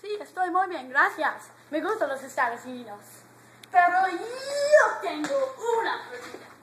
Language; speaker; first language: Spanish; non-native, learner; English